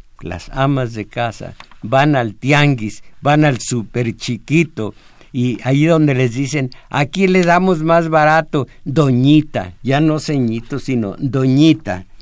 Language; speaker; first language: Spanish; native; Spanish